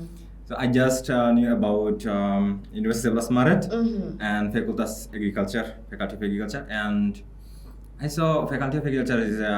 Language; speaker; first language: English; non-native, local second language; Bangla